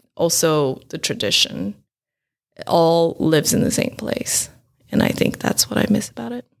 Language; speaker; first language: English; non-native, fluent; Chinese